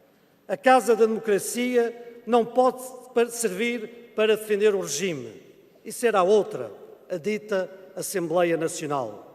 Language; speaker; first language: Portuguese; native; Portuguese